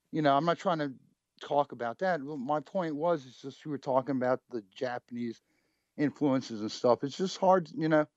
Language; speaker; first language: English; native; English